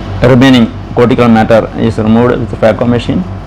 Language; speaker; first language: English; non-native, local second language; Malayalam